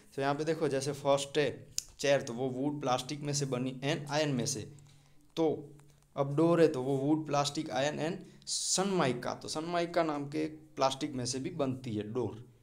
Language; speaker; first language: Hindi; native; Hindi